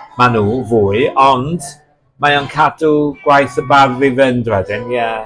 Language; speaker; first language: Welsh; native; Welsh